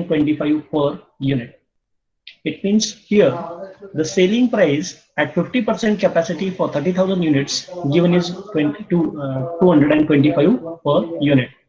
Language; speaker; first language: English; non-native, local second language; Marathi